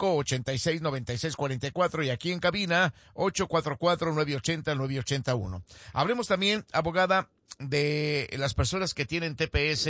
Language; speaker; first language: Spanish; native; Spanish